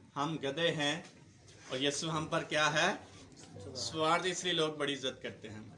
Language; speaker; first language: Urdu; non-native, local second language; Punjabi